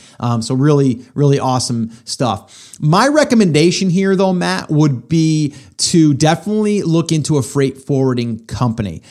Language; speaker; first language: English; native; English